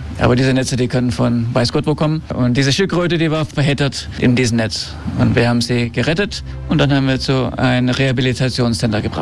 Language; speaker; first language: German; non-native, fluent; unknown